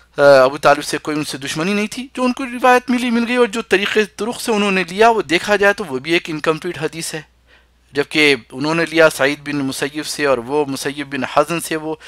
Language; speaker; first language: Urdu; native; Urdu